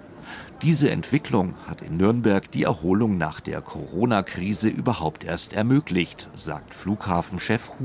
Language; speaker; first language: German; native; German